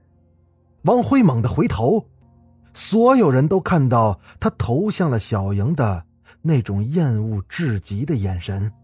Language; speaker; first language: Chinese; native; Chinese